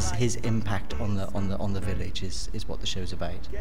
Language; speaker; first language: English; native; English